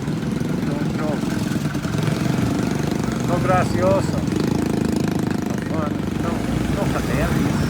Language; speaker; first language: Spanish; non-native, learner; English